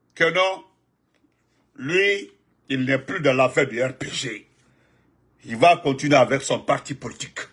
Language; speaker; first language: French; non-native, local second language; Fula